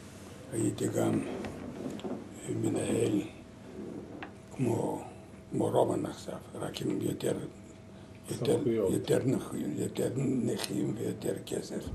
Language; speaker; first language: Hebrew; non-native, learner; Lithuanian